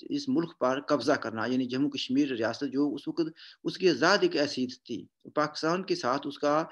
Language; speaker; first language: Urdu; non-native, local second language; Punjabi